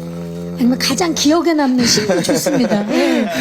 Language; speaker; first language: Korean; native; Korean